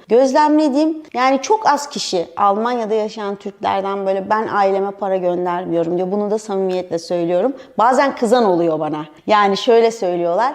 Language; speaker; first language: Turkish; native; Turkish